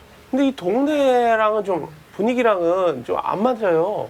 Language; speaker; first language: Korean; native; Korean